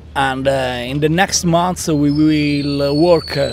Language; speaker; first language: English; non-native, learner; Italian